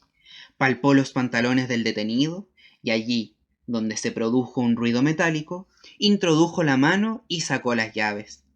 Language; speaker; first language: Spanish; native; Spanish